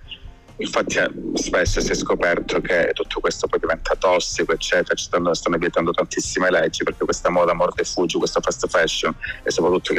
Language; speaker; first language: Italian; native; Italian